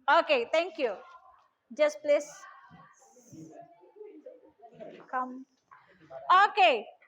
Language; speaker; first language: English; non-native, learner; Indonesian